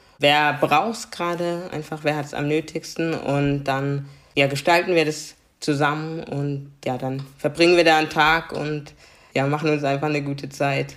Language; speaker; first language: German; native; German